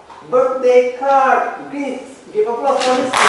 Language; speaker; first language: English; non-native, learner; Indonesian